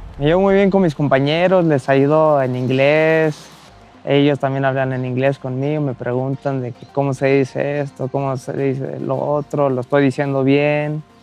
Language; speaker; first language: Spanish; early bilingual, heritage; Spanish